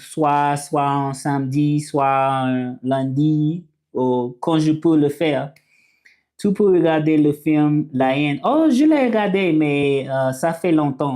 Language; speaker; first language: French; non-native, learner; English